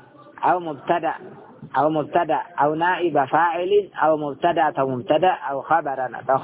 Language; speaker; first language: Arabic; non-native, fluent; Indonesian